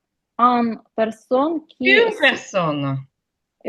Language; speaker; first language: French; non-native, learner; Ukrainian